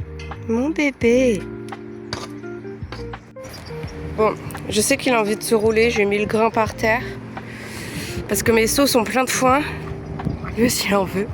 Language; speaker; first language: French; native; French